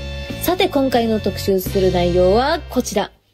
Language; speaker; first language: Japanese; native; Japanese